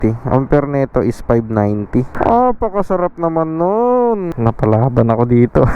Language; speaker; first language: Filipino; native; Filipino